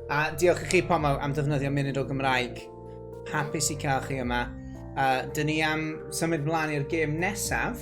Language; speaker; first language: Welsh; non-native, learner; English